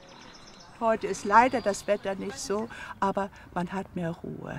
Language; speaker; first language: German; native; German